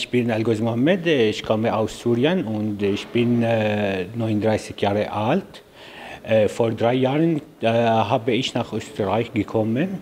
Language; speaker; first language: German; non-native, learner; Arabic